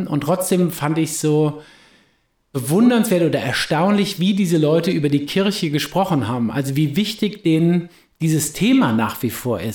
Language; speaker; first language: German; native; German